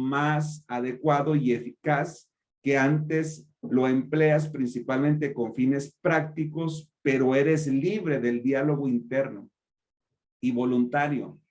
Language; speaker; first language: Spanish; native; Spanish